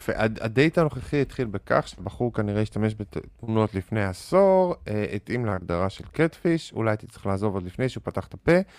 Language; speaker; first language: Hebrew; native; Hebrew